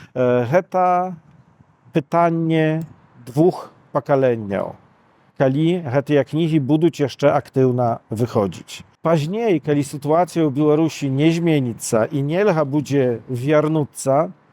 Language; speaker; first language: Belarusian; native; Belarusian